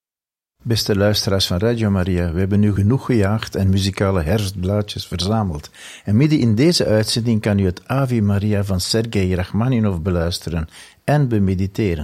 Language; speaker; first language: Dutch; native; Dutch